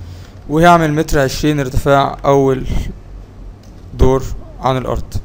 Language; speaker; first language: Arabic; native; Arabic